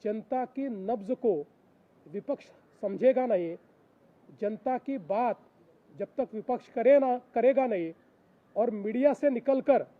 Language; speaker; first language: Hindi; non-native, local second language; Marathi